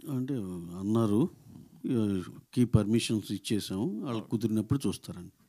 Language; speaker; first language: Telugu; native; Telugu